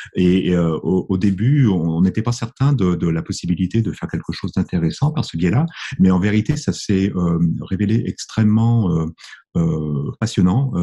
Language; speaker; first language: French; native; French